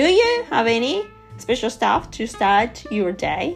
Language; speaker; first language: English; non-native, learner; Japanese